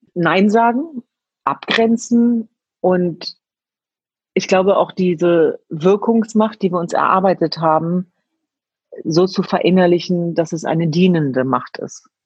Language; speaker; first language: German; early bilingual, other home language; Kurdish